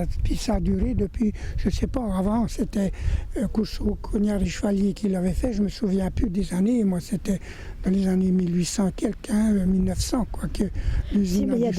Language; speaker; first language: French; native; French